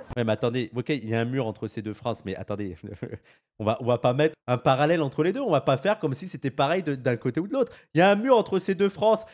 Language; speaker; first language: French; native; French